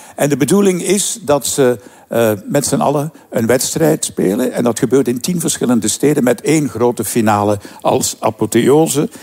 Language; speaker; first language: Dutch; native; Dutch